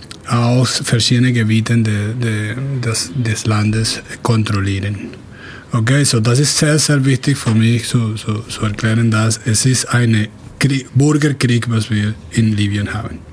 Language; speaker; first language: German; non-native, fluent; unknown